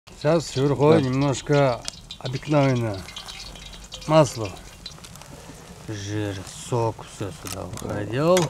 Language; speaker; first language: Russian; non-native, local second language; Uyghur